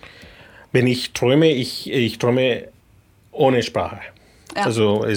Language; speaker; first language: German; non-native, fluent; Spanish